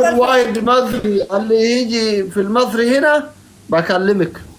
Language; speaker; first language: Arabic; non-native, learner; Oromo